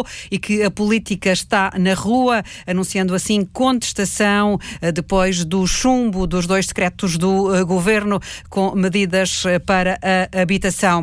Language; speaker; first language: Portuguese; native; Portuguese